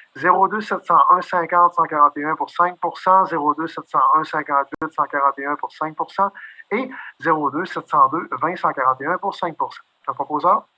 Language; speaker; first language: French; native; French